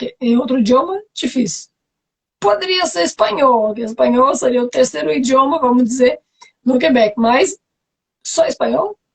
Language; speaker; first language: Portuguese; non-native, fluent; French